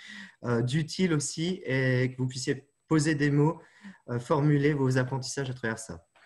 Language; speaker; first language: French; native; French